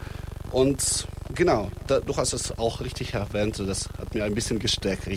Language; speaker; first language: German; non-native, fluent; Russian